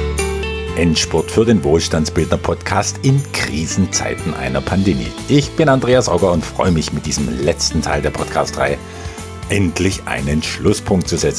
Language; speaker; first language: German; native; German